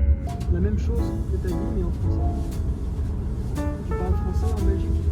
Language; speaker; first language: French; native; French